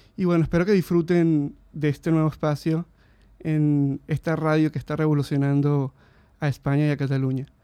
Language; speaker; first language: Spanish; native; Spanish